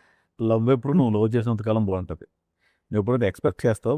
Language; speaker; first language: Telugu; native; Telugu